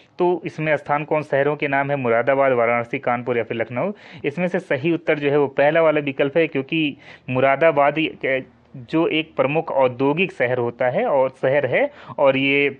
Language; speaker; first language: Hindi; native; Hindi